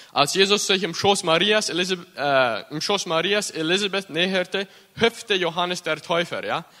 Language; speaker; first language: German; early bilingual, heritage; English